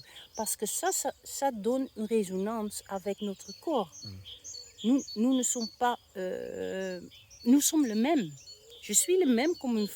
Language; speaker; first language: French; non-native, learner; Dutch